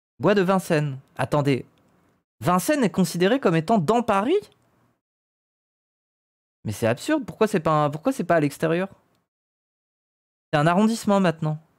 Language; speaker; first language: French; native; French